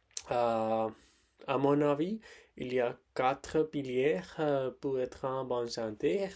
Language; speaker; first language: French; non-native, learner; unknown